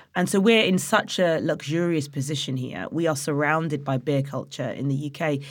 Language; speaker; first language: English; native; English